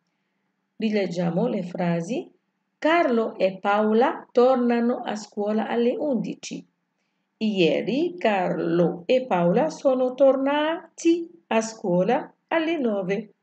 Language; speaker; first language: Italian; non-native, fluent; Arabic